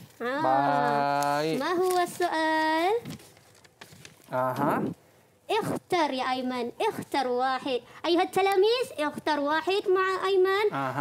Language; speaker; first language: Arabic; non-native, fluent; Malay